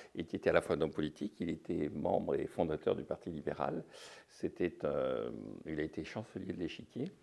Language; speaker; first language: French; native; French